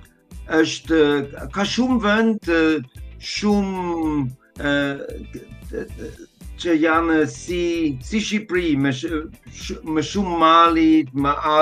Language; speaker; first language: Albanian; non-native, learner; German